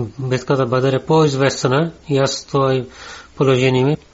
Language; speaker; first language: Bulgarian; non-native, learner; Urdu